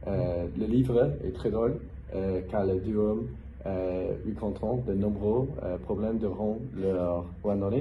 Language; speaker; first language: French; non-native, learner; English